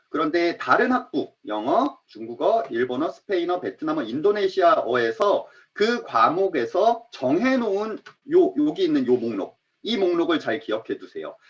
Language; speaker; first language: Korean; native; Korean